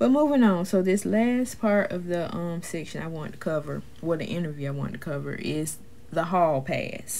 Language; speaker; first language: English; native; English